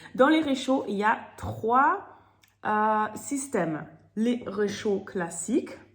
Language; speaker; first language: French; non-native, fluent; German